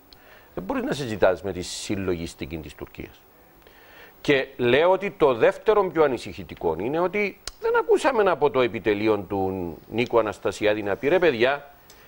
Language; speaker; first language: Greek; native; Greek